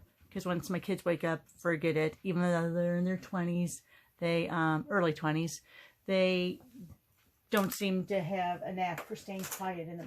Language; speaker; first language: English; native; English